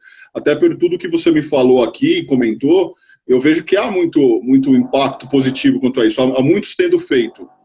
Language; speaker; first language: Portuguese; native; Portuguese